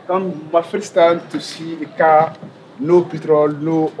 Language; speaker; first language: English; non-native, learner; French